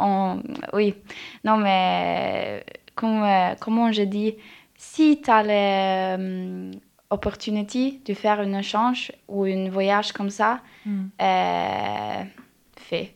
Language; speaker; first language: French; non-native, learner; Norwegian